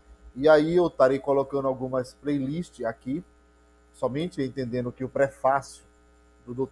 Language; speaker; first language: Portuguese; native; Portuguese